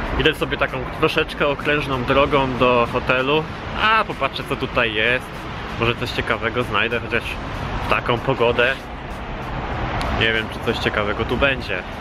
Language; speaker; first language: Polish; native; Polish